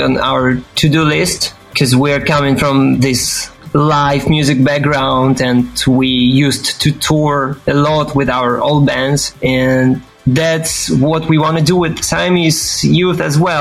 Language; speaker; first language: English; non-native, fluent; Ukrainian